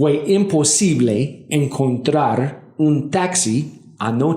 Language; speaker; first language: Spanish; non-native, learner; English